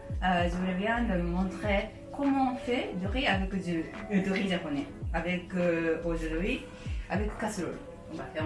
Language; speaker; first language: French; non-native, learner; Japanese